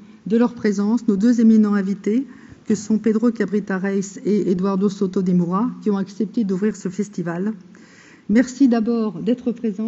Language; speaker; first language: French; native; French